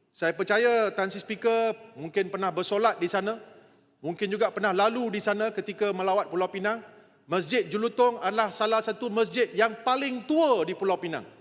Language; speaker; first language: Malay; non-native, local second language; Tamil